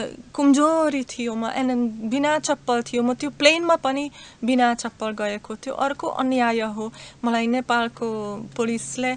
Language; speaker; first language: Nepali; non-native, learner; Slovak